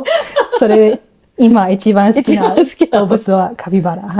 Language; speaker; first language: Japanese; non-native, learner; English